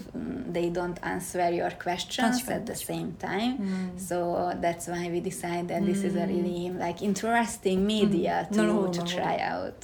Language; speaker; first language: English; non-native, fluent; Hungarian